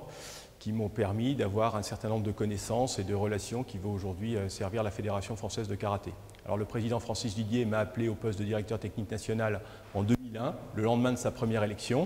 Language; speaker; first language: French; native; French